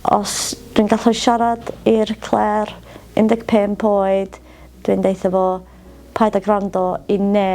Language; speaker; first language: Welsh; non-native, local second language; English